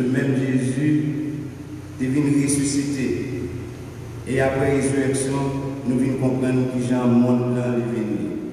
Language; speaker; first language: French; non-native, local second language; Haitian Creole